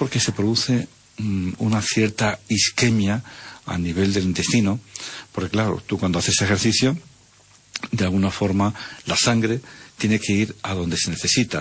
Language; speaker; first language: Spanish; native; Spanish